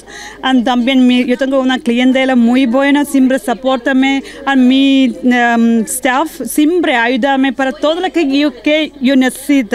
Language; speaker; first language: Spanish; non-native, learner; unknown